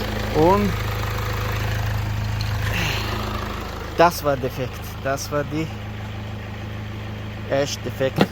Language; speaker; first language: German; non-native, learner; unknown